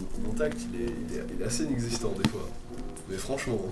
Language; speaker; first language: French; native; French